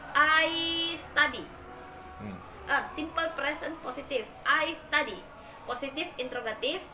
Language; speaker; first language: English; non-native, learner; Indonesian